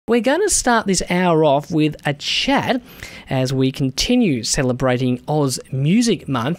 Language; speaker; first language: English; native; English